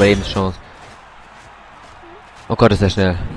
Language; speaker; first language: German; native; German